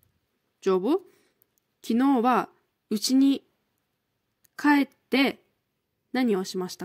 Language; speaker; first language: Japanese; non-native, fluent; Kyrgyz